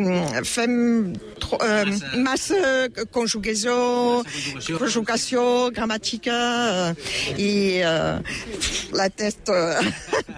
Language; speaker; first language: Catalan; non-native, learner; French